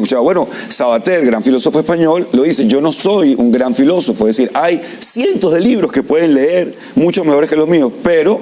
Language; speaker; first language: Spanish; native; Spanish